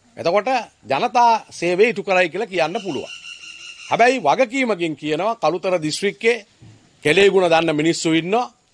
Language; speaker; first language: Sinhala; native; Sinhala